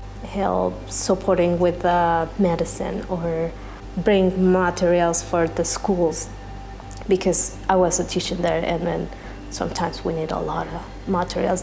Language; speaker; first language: English; non-native, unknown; Spanish